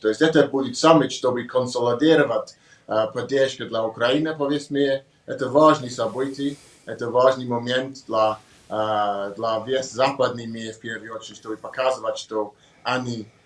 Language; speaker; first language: Russian; non-native, learner; English